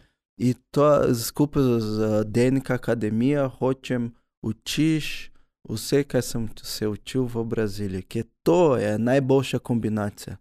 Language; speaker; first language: Slovenian; early bilingual, other home language; Portuguese